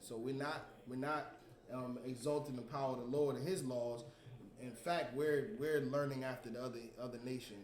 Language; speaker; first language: English; native; English